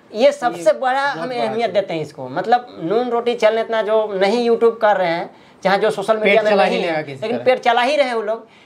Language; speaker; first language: Hindi; native; Hindi